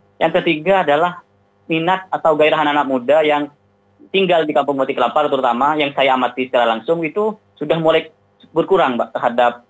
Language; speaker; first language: Indonesian; non-native, local second language; Madurese